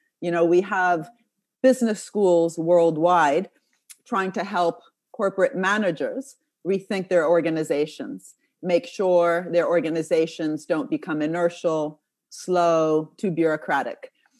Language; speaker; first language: English; non-native, fluent; Italian